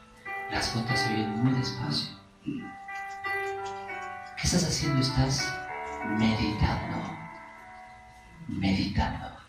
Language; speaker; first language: Spanish; native; Spanish